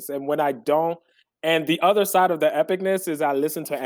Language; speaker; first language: English; early bilingual, other home language; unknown